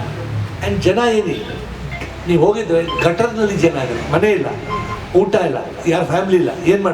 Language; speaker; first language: Kannada; non-native, local second language; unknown